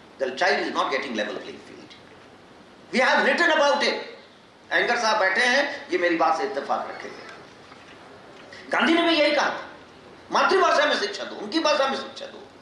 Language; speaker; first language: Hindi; non-native, local second language; Magahi